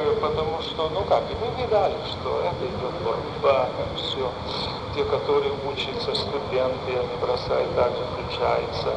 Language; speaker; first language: Russian; non-native, fluent; Lithuanian